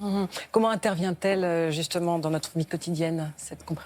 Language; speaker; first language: French; native; French